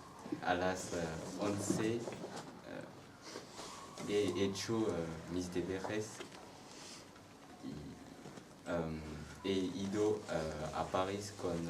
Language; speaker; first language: Spanish; non-native, learner; French